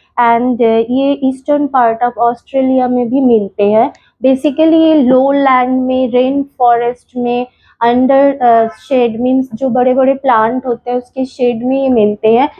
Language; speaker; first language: Hindi; non-native, local second language; Bangla